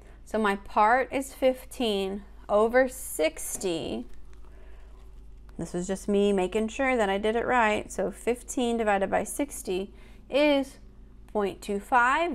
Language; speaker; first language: English; native; English